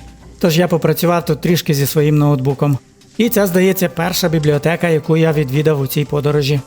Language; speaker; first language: Ukrainian; native; Ukrainian